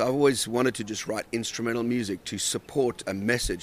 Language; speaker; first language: English; native; English